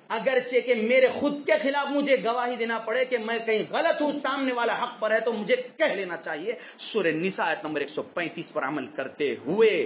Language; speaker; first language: Urdu; native; Urdu